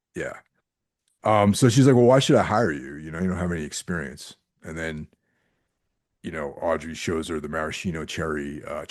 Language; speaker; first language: English; native; English